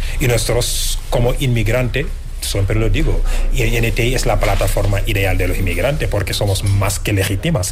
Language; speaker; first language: Spanish; non-native, fluent; Wolof